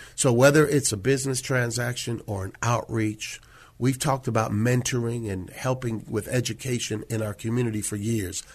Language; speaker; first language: English; native; English